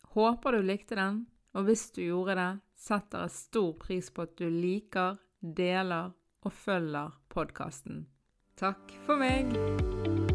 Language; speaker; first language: Norwegian; early bilingual, other home language; Arabic